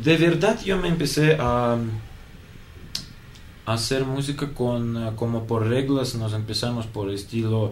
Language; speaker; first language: Spanish; non-native, learner; Russian